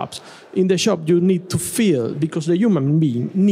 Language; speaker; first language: English; non-native, learner; Spanish